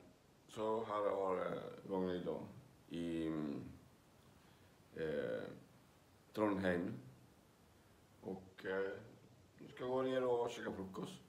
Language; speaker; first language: Swedish; non-native, learner; Spanish